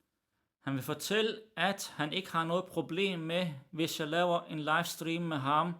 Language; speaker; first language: Danish; early bilingual, other home language; Arabic